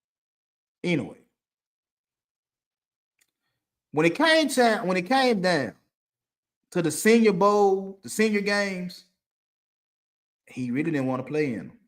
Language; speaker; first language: English; native; English